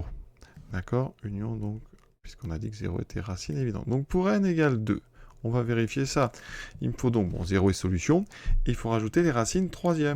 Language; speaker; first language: French; native; French